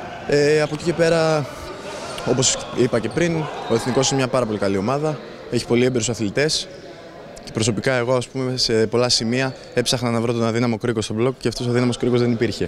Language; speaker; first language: Greek; native; Greek